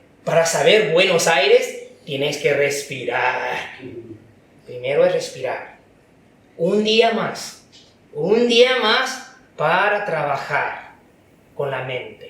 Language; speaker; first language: Spanish; non-native, fluent; Chinese